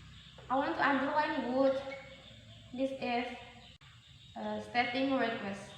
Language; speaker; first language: English; non-native, learner; Indonesian